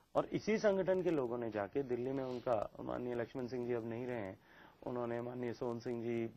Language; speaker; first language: Hindi; native; Hindi